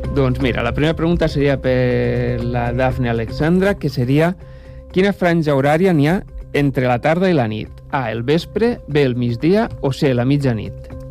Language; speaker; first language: Catalan; native; Catalan